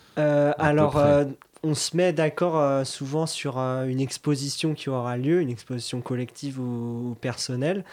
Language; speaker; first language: French; native; French